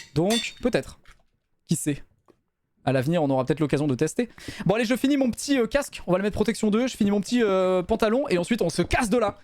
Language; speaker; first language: French; native; French